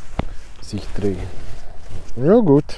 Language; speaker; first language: German; non-native, learner; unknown